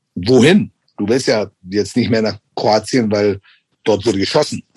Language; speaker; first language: German; native; German